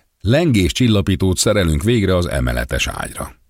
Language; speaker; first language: Hungarian; native; Hungarian